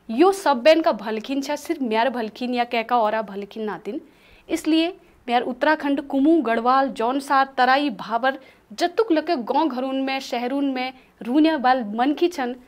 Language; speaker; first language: Hindi; native; Hindi